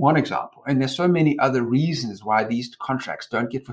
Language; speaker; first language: English; native; English